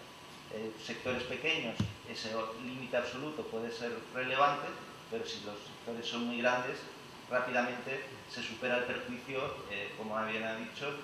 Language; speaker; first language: Spanish; native; Spanish